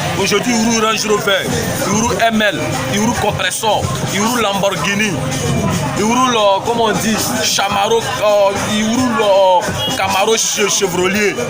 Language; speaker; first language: French; non-native, local second language; Bambara